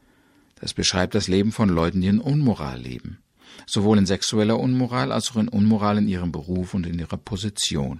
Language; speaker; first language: German; native; German